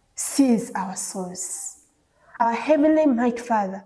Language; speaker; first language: English; non-native, local second language; Swahili